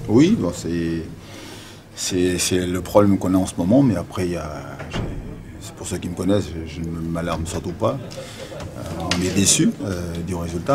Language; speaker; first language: French; native; French